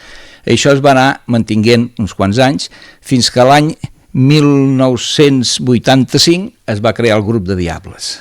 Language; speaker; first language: Catalan; native; Catalan